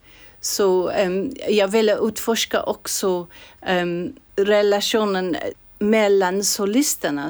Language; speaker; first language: Swedish; non-native, fluent; English